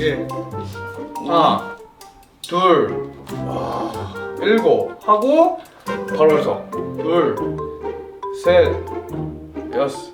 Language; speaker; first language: Korean; native; Korean